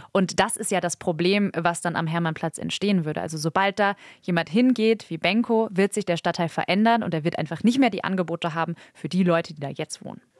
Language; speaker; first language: German; native; German